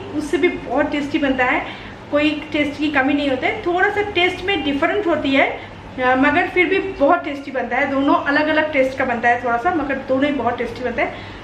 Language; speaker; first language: Hindi; non-native, local second language; Bangla